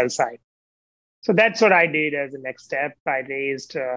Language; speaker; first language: English; non-native, local second language; Gujarati